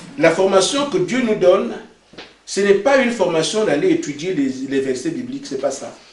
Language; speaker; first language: French; non-native, local second language; Basaa